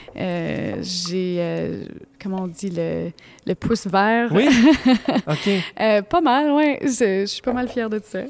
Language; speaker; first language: French; native; French